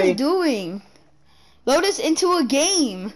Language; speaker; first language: English; native; English